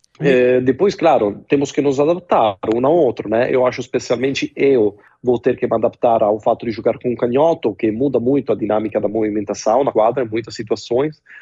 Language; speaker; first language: Portuguese; non-native, fluent; Italian